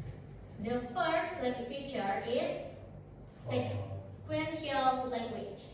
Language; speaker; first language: English; non-native, learner; Indonesian